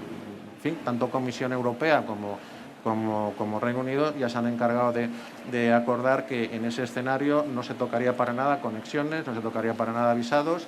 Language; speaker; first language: Spanish; native; Spanish